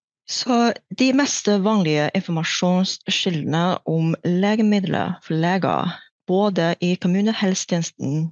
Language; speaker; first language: Norwegian; non-native, fluent; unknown